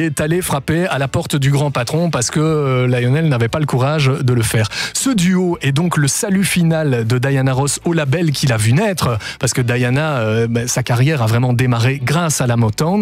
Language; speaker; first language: French; native; French